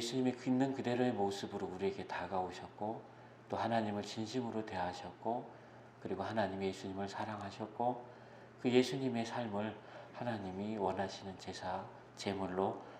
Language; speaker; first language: Korean; native; Korean